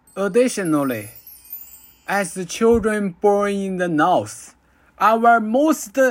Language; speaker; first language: English; non-native, fluent; Chinese